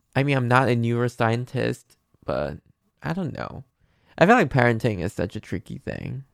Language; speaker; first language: English; non-native, fluent; Chinese